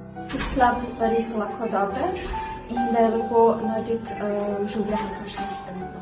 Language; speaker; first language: Slovenian; early bilingual, other home language; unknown